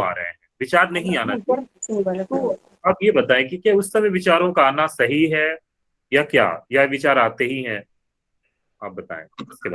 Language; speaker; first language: Hindi; native; Hindi